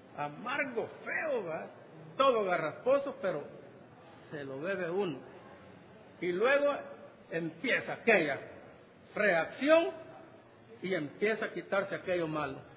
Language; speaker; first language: Spanish; native; Spanish